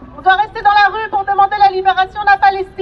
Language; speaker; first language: French; native; French